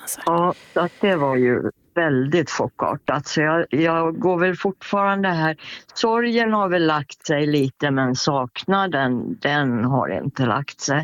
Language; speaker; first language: Swedish; native; Swedish